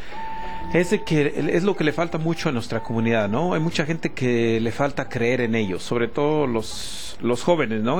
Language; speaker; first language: Spanish; native; Spanish